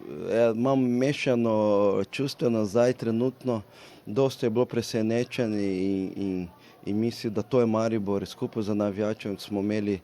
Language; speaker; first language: Slovenian; non-native, learner; Portuguese